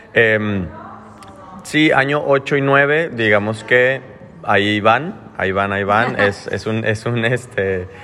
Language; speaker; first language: Spanish; native; Spanish